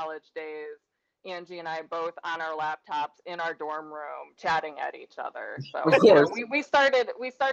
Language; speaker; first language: English; native; English